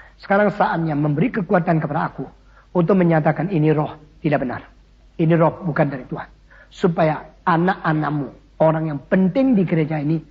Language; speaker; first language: Indonesian; early bilingual, other home language; Min Nan Chinese